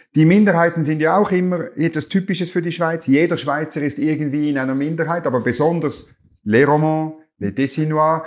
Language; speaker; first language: German; native; German